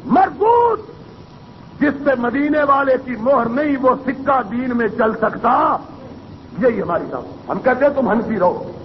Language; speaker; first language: Urdu; non-native, local second language; Punjabi